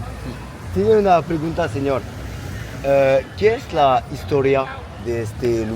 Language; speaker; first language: Spanish; non-native, learner; French